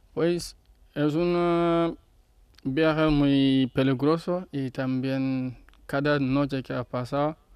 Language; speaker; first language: Spanish; non-native, learner; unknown